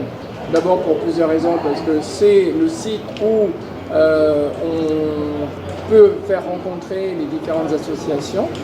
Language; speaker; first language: French; native; French